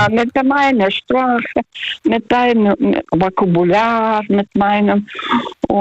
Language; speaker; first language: German; non-native, fluent; Russian